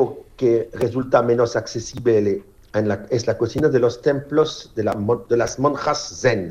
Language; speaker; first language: Spanish; non-native, fluent; French